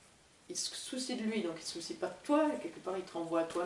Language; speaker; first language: French; native; French